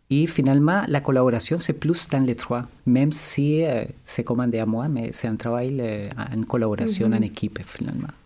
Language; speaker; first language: French; non-native, learner; Spanish